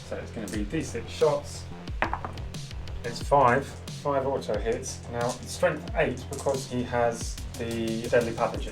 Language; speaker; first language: English; native; English